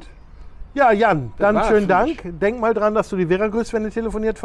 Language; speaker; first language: German; native; German